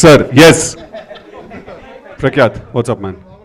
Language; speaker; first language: Telugu; native; Telugu